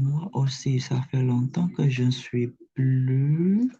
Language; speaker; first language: French; non-native, fluent; Indonesian